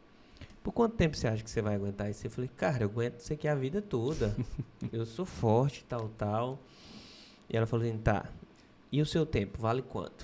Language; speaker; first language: Portuguese; native; Portuguese